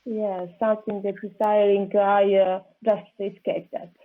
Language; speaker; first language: English; non-native, learner; Serbian